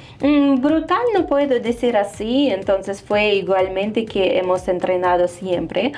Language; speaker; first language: Spanish; non-native, fluent; Russian